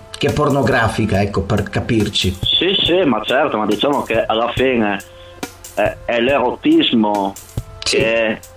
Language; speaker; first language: Italian; native; Italian